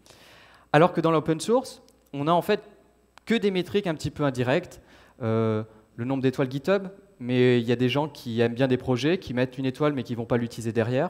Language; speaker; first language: French; native; French